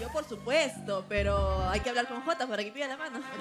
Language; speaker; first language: Spanish; native; Spanish